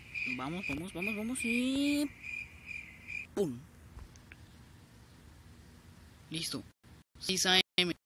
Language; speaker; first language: Spanish; native; Spanish